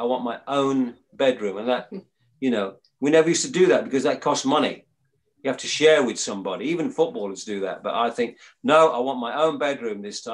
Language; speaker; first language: English; native; English